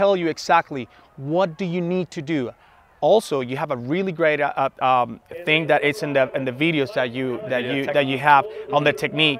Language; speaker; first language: English; non-native, fluent; Spanish